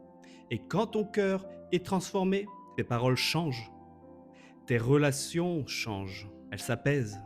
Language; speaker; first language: French; native; French